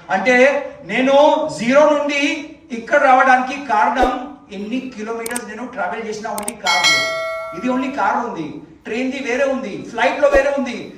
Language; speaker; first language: Telugu; non-native, fluent; Hindi